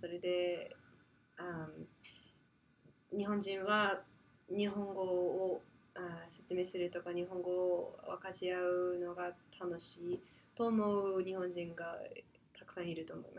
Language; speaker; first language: Japanese; non-native, fluent; English